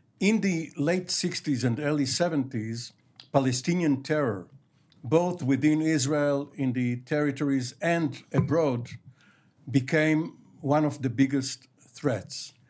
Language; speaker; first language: English; non-native, fluent; Hebrew